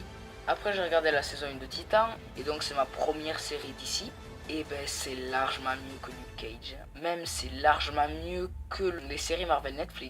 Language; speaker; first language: French; native; French